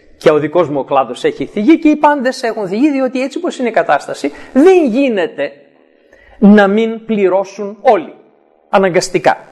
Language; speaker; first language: Greek; native; Greek